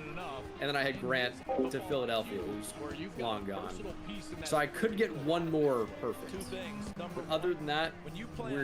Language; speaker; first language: English; native; English